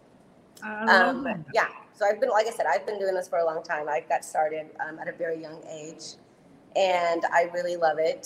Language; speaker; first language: English; native; English